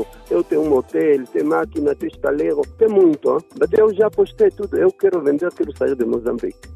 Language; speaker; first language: Portuguese; non-native, learner; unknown